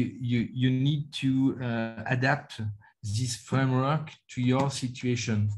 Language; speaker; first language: English; non-native, learner; French